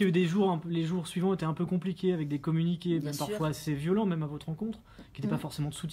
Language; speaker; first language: French; native; French